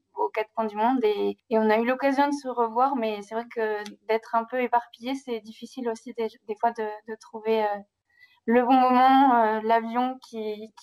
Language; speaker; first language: French; native; French